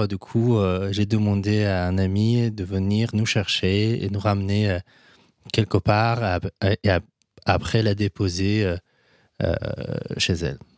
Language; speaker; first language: French; non-native, fluent; Persian